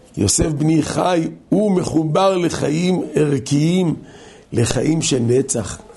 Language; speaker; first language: Hebrew; native; Hebrew